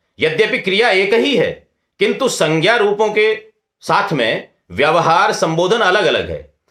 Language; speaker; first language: Hindi; non-native, local second language; Rajasthani